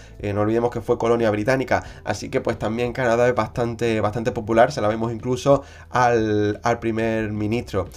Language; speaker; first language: Spanish; native; Spanish